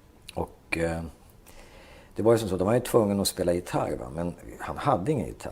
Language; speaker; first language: Swedish; native; Swedish